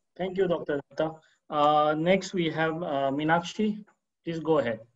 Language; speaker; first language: English; non-native, local second language; Manipuri